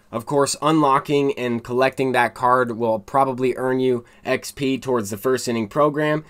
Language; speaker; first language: English; native; English